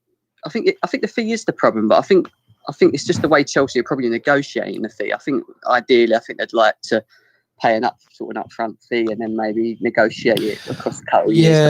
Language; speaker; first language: English; native; English